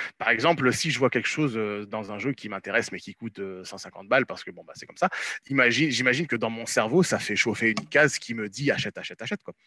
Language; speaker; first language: French; native; French